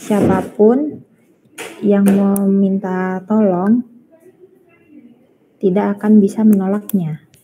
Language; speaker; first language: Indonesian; native; Indonesian